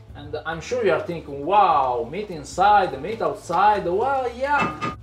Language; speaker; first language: English; non-native, fluent; Italian